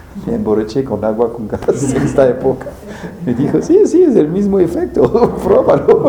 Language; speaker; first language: Spanish; non-native, fluent; French